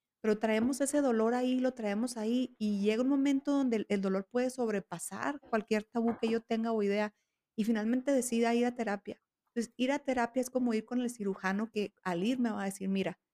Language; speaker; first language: Spanish; native; Spanish